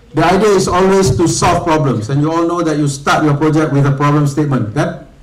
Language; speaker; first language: English; non-native, local second language; Malay